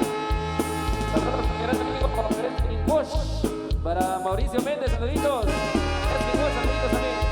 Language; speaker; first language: Spanish; native; Spanish